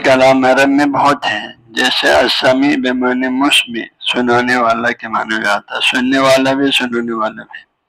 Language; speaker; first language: Urdu; non-native, local second language; Balti